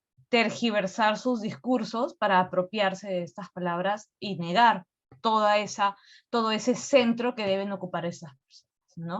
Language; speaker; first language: Spanish; native; Spanish